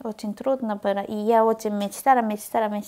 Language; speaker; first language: Russian; non-native, learner; Japanese